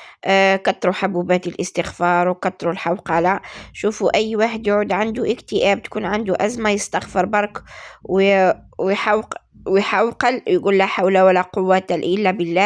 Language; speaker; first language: Arabic; native; Arabic